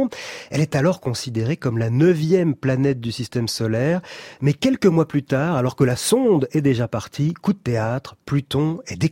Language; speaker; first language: French; native; French